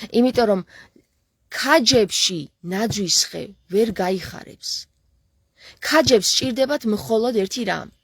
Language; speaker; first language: Georgian; native; Georgian